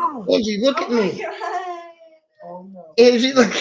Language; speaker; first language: English; native; English